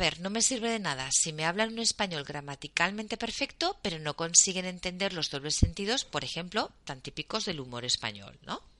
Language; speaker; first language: Spanish; native; Spanish